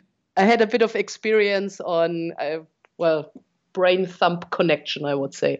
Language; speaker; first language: English; non-native, fluent; German